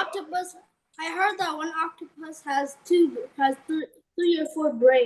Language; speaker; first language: English; non-native, learner; Vietnamese